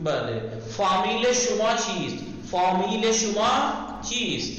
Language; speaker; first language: Persian; non-native, fluent; Urdu